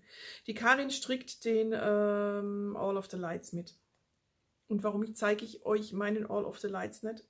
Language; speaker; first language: German; native; German